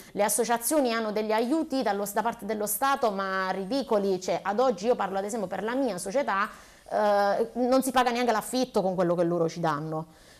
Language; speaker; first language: Italian; native; Italian